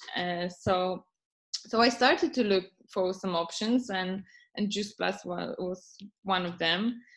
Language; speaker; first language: English; non-native, fluent; Polish